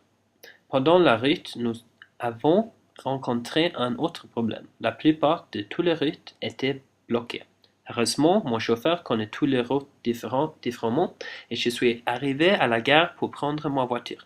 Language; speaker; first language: French; non-native, fluent; English